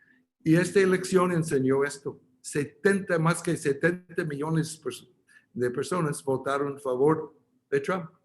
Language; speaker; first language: Spanish; non-native, fluent; English